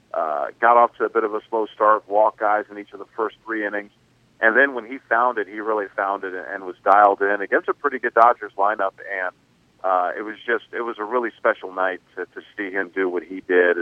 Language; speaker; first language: English; native; English